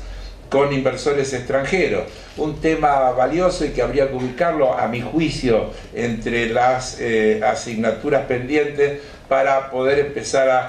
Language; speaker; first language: Spanish; native; Spanish